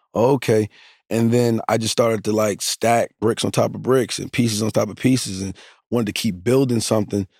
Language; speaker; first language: English; native; English